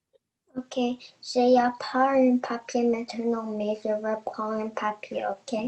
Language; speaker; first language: French; early bilingual, other home language; Chinese